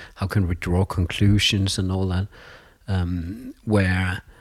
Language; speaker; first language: English; non-native, fluent; Danish